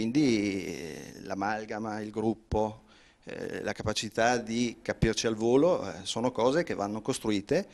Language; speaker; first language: Italian; native; Italian